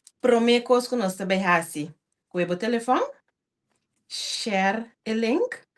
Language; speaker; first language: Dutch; non-native, local second language; Papiamento